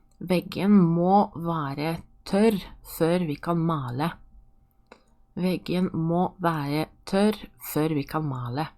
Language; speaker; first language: Norwegian; non-native, fluent; Polish